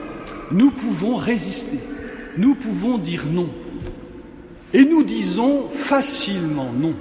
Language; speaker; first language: French; native; French